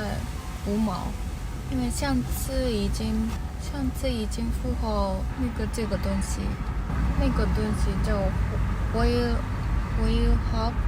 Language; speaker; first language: Chinese; non-native, fluent; Japanese